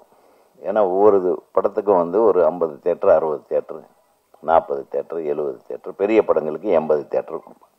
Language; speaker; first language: Tamil; native; Tamil